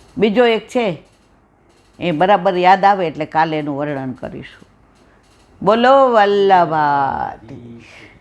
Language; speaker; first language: Gujarati; native; Gujarati